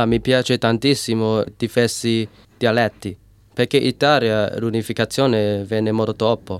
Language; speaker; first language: Italian; non-native, learner; Cantonese